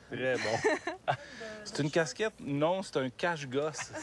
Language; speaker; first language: French; native; French